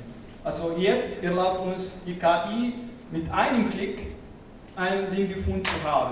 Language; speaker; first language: German; non-native, fluent; Arabic